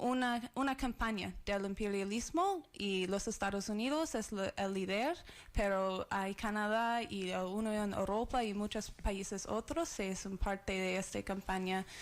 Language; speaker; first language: Spanish; non-native, learner; English